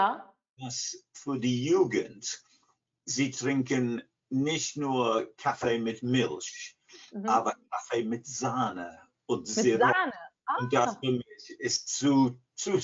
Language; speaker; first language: German; non-native, fluent; English